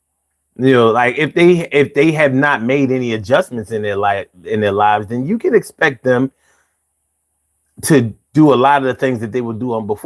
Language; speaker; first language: English; native; English